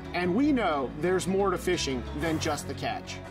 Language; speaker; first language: English; native; English